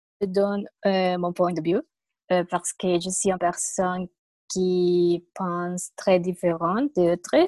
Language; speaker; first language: French; non-native, learner; Spanish